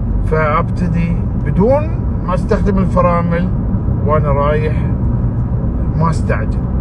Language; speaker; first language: Arabic; native; Arabic